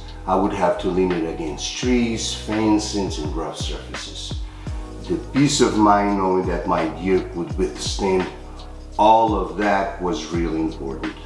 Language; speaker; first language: English; non-native, fluent; Portuguese